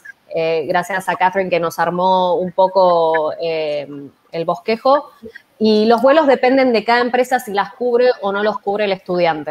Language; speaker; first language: Spanish; native; Spanish